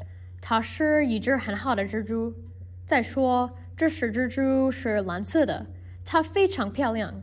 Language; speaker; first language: Chinese; non-native, learner; English